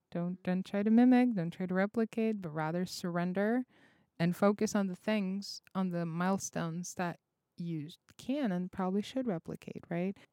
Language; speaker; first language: English; non-native, fluent; Russian